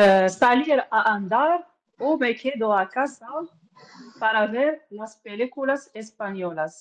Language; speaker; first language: Spanish; non-native, learner; Arabic